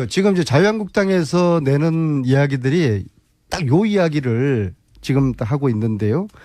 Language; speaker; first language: Korean; native; Korean